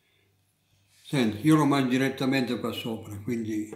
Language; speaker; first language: Italian; native; Italian